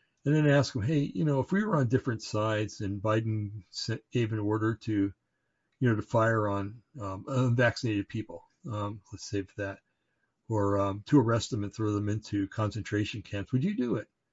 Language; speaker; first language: English; native; English